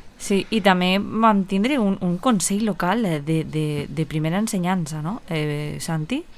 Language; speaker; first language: Catalan; native; Catalan